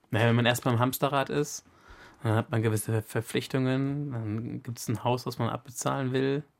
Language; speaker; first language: German; native; German